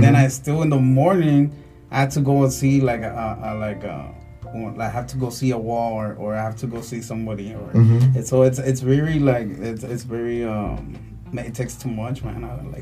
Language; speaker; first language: English; early bilingual, other home language; Spanish